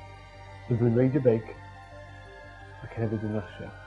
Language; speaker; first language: Welsh; native; Welsh